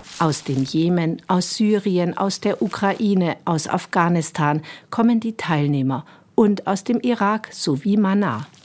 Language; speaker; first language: German; native; German